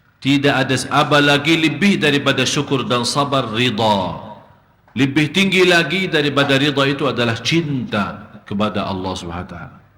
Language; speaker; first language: Indonesian; non-native, fluent; Arabic